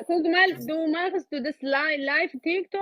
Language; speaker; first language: German; non-native, learner; Oromo